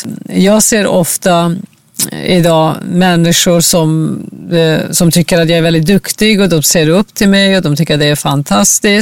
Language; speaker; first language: Swedish; non-native, fluent; Persian